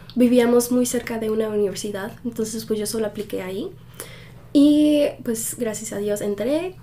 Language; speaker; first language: Spanish; early bilingual, heritage; Spanish